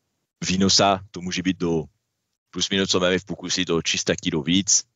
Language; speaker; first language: Czech; non-native, learner; French